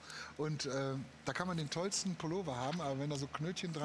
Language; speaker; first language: German; native; German